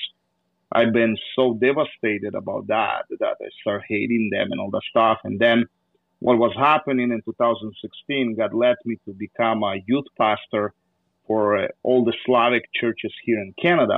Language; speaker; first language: English; non-native, fluent; Ukrainian